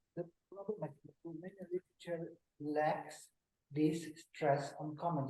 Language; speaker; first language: English; non-native, fluent; Romanian